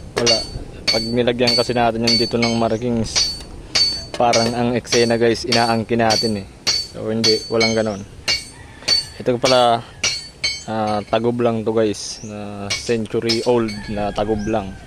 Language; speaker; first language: Filipino; non-native, local second language; Bikol